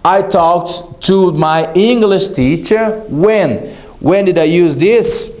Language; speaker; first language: English; non-native, fluent; Portuguese